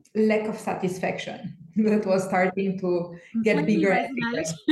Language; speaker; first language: English; non-native, fluent; Romanian